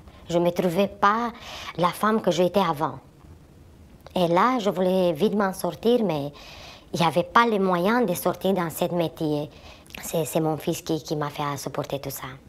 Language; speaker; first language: French; non-native, fluent; Romanian